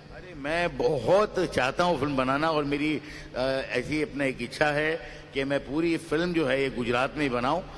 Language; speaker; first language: Hindi; native; Hindi